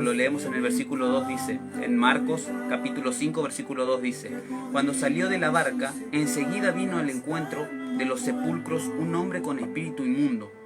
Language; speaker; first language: Spanish; native; Spanish